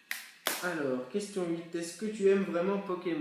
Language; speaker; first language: French; native; French